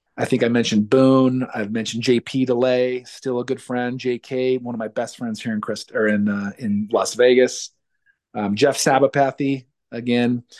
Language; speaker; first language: English; native; English